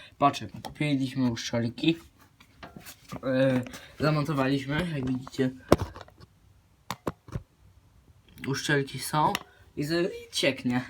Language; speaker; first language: Polish; native; Polish